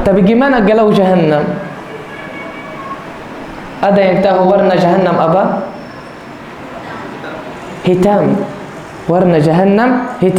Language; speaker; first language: Indonesian; non-native, learner; Arabic